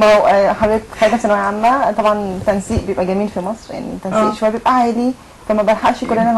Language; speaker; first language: Arabic; native; Arabic